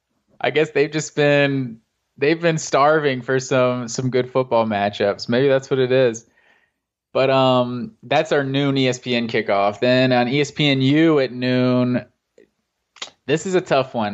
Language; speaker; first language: English; native; English